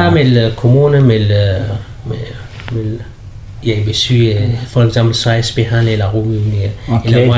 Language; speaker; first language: Danish; non-native, learner; Kurdish